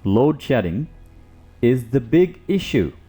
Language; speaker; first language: English; non-native, local second language; Urdu